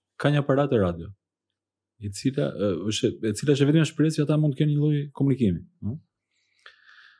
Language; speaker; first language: Albanian; early bilingual, heritage; Albanian